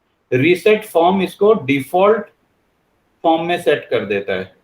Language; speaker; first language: Hindi; native; Hindi